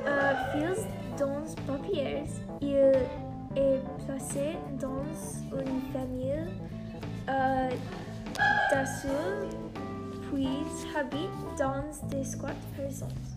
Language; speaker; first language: French; non-native, learner; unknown